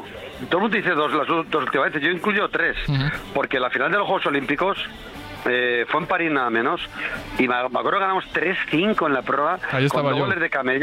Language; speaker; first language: Spanish; native; Spanish